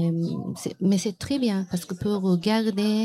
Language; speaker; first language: French; non-native, learner; Japanese